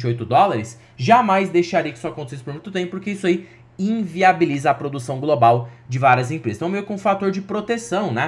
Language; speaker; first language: Portuguese; native; Portuguese